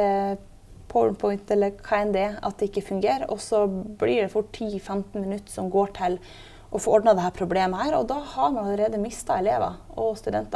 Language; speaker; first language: Norwegian; native; Norwegian